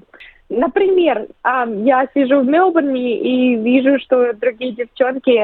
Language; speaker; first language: Russian; early bilingual, other home language; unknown